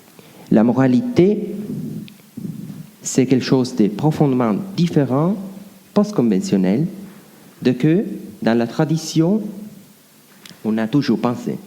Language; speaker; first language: French; non-native, fluent; Italian